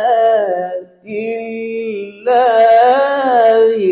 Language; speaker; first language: Arabic; native; Arabic